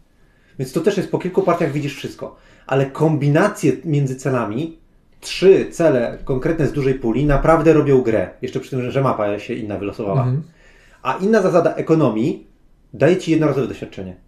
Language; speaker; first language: Polish; native; Polish